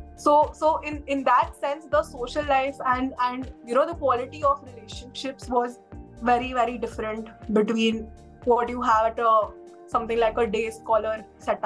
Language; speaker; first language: English; non-native, local second language; Hindi